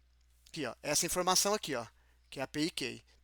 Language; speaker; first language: Portuguese; native; Portuguese